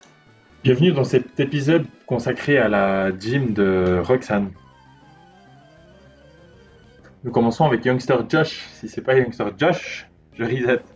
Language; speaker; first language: French; native; French